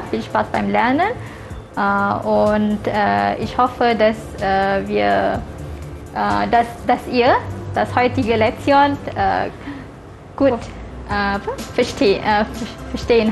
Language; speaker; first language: German; non-native, fluent; Malay